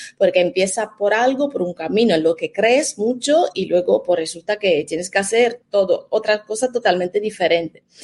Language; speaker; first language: Spanish; non-native, fluent; Italian